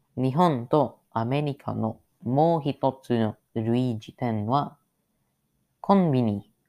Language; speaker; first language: Japanese; non-native, learner; English